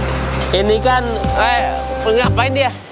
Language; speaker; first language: Indonesian; native; Indonesian